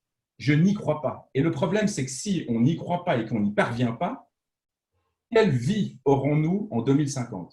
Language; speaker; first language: French; native; French